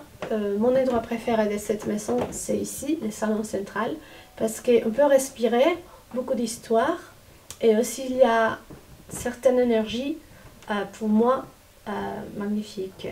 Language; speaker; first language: French; non-native, fluent; Spanish